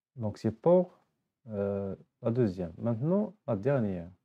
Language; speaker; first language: French; non-native, local second language; Arabic